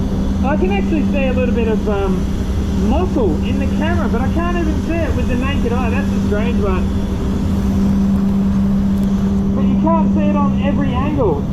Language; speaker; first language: English; native; English